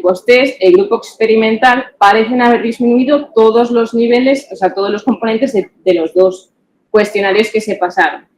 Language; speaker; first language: Spanish; native; Spanish